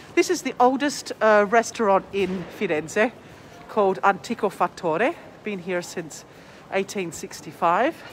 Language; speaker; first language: English; native; English